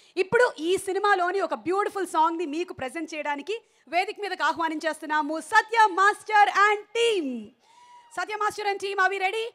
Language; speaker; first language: Telugu; native; Telugu